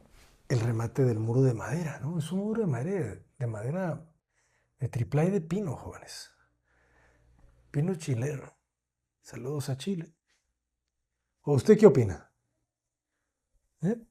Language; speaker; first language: Spanish; native; Spanish